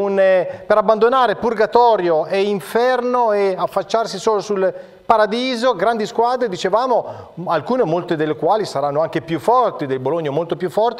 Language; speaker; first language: Italian; native; Italian